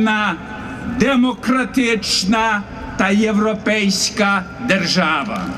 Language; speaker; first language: Ukrainian; early bilingual, heritage; Ukrainian